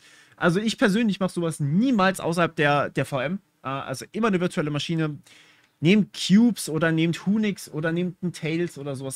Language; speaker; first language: German; native; German